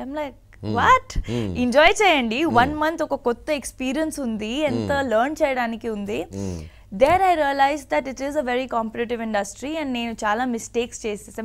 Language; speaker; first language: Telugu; non-native, local second language; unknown